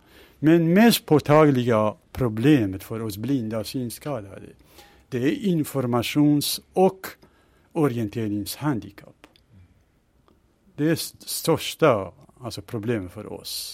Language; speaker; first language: Swedish; non-native, fluent; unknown